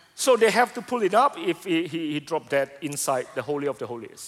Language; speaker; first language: English; non-native, fluent; Indonesian